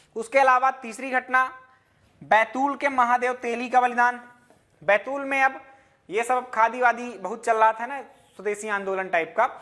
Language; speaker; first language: Hindi; native; Hindi